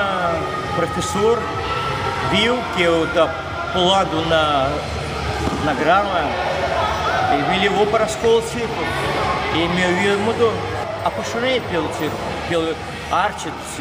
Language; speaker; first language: Portuguese; non-native, learner; Russian